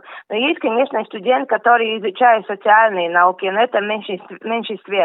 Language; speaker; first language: Russian; non-native, local second language; Latvian